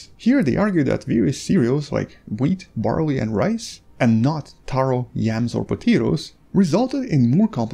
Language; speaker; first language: English; non-native, fluent; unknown